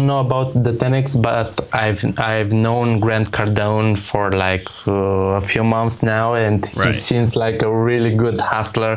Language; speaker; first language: English; non-native, fluent; Romanian